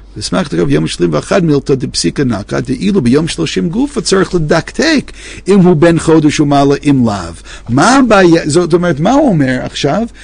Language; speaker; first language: Hebrew; non-native, fluent; English